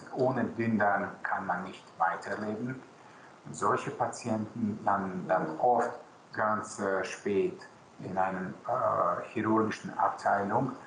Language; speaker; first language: German; non-native, local second language; Hungarian